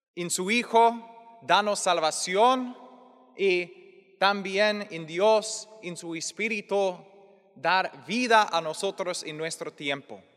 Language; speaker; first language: Spanish; non-native, fluent; English